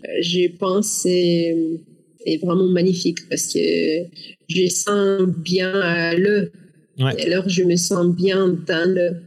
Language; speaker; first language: French; non-native, learner; Russian